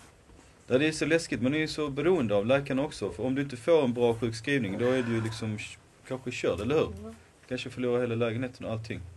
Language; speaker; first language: Swedish; native; Swedish